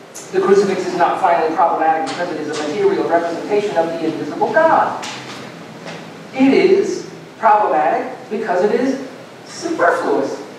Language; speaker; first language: English; native; English